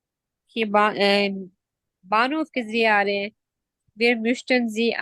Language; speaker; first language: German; non-native, learner; Urdu